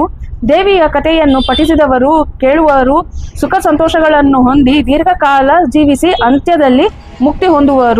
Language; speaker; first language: Kannada; native; Kannada